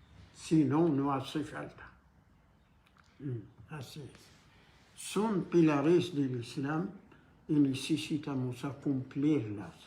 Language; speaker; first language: Spanish; non-native, fluent; Arabic